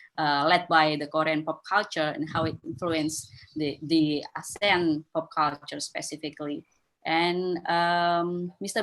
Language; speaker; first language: English; non-native, fluent; Indonesian